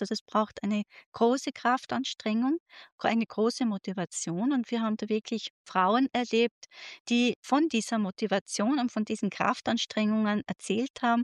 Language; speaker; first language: German; native; German